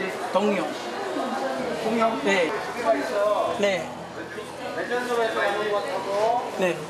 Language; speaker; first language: Korean; non-native, learner; Sinhala